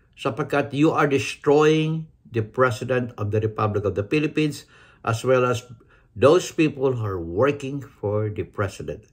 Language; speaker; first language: English; non-native, local second language; Filipino